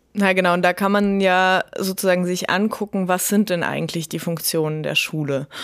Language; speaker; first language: German; early bilingual, other home language; Russian